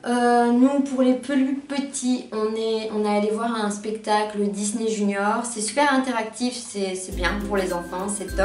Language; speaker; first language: French; native; French